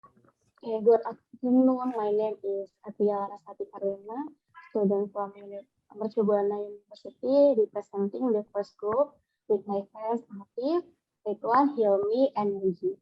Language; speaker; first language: English; non-native, learner; Indonesian